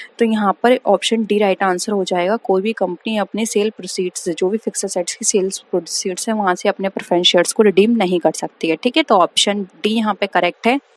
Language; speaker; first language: Hindi; native; Hindi